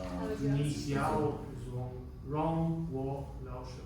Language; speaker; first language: Chinese; non-native, learner; Portuguese